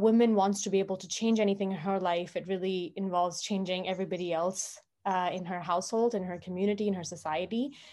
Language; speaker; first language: English; non-native, local second language; Hindi